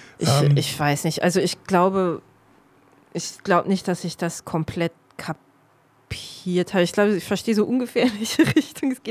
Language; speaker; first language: German; native; German